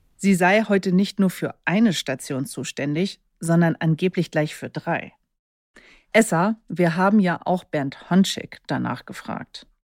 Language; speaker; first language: German; native; German